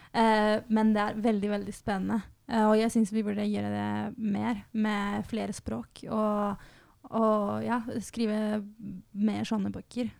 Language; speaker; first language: Norwegian; non-native, fluent; Spanish